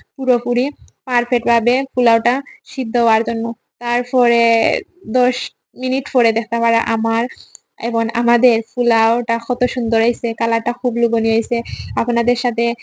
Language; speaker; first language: Bangla; non-native, local second language; Sylheti